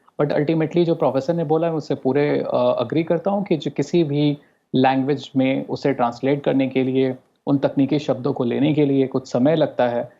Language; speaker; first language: Hindi; non-native, local second language; Bhojpuri